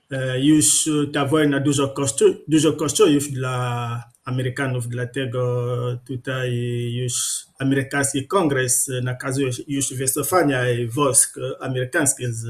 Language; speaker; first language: Polish; non-native, fluent; Lingala